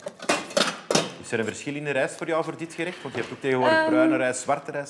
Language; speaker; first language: Dutch; native; Dutch